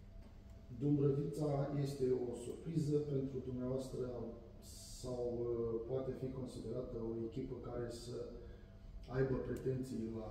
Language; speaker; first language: Romanian; native; Romanian